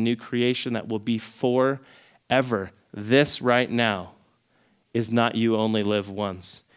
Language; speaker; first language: English; native; English